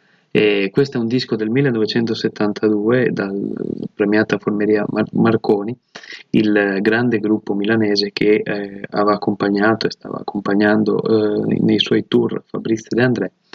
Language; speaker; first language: Italian; native; Italian